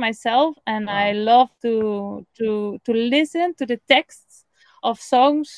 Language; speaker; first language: English; non-native, fluent; Dutch